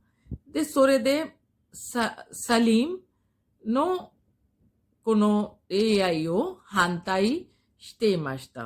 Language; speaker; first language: Japanese; non-native, fluent; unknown